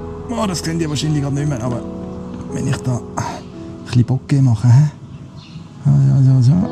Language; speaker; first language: German; native; German